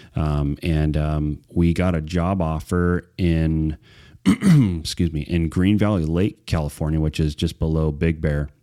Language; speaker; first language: English; native; English